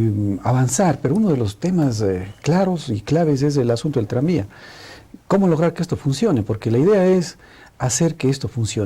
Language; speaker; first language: Spanish; native; Spanish